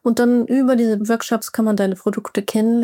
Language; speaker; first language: German; native; German